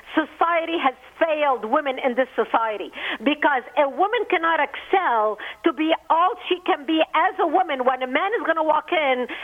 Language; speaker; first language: English; non-native, fluent; Arabic